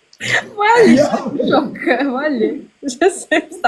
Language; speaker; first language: Russian; native; Russian